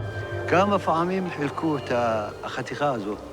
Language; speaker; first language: Hebrew; non-native, local second language; Arabic